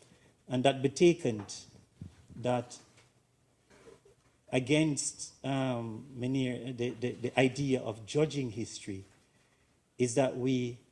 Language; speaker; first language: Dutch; non-native, learner; English